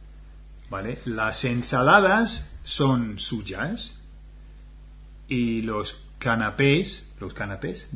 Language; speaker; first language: Spanish; non-native, learner; English